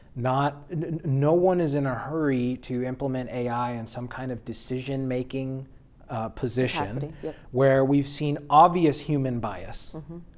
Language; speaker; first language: English; native; English